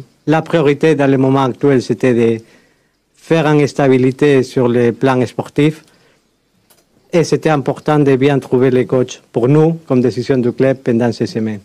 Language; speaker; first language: French; non-native, fluent; Spanish